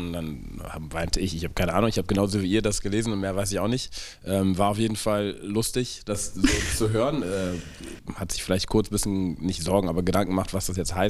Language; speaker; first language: German; native; German